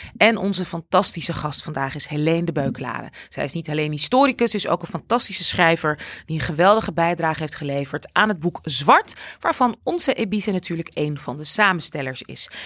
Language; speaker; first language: Dutch; native; Dutch